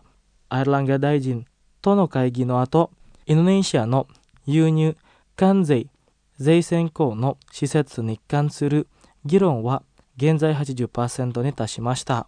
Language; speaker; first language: Japanese; non-native, fluent; Indonesian